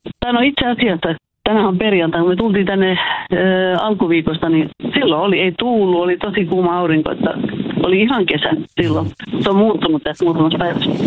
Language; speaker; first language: Finnish; early bilingual, heritage; Finnish